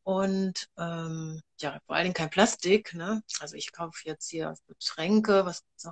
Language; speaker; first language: German; native; German